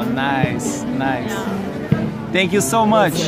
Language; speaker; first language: English; non-native, learner; Portuguese